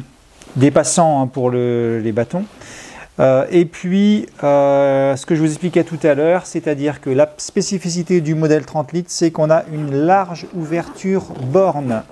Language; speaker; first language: French; native; French